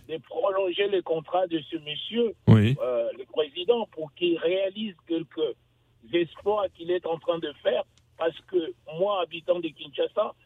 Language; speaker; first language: French; non-native, local second language; Lingala